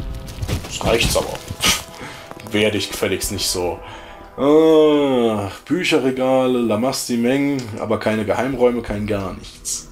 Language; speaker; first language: German; native; German